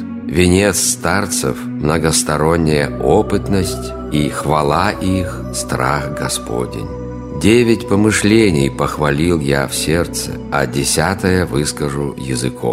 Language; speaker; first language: Russian; native; Russian